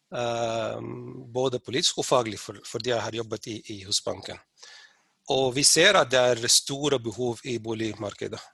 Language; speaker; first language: Norwegian; non-native, fluent; Arabic